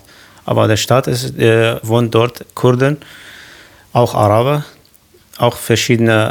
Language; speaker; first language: German; non-native, learner; Kurdish